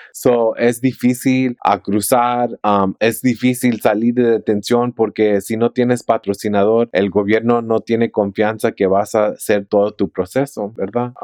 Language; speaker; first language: Spanish; early bilingual, heritage; Spanish